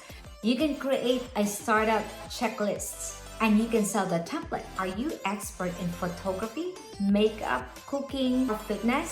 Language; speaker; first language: English; non-native, local second language; Filipino